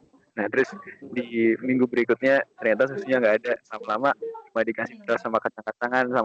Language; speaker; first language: Indonesian; native; Indonesian